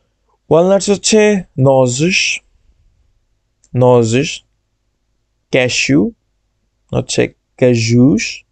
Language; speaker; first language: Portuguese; non-native, fluent; Bangla